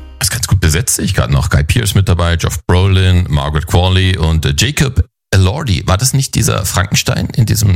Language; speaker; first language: German; native; German